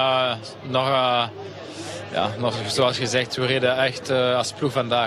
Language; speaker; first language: Dutch; non-native, local second language; French